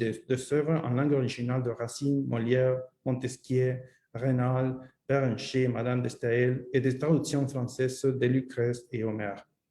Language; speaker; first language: French; non-native, fluent; Spanish